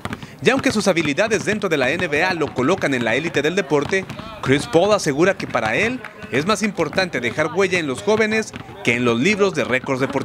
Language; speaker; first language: Spanish; native; Spanish